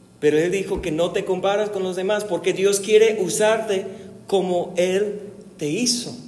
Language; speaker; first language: Spanish; non-native, fluent; English